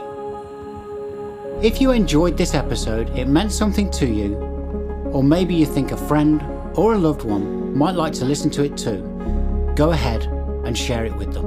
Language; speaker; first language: English; native; English